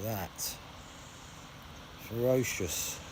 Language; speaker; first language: English; native; English